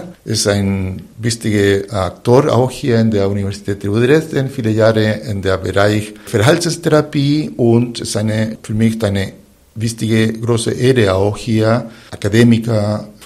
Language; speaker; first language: German; non-native, fluent; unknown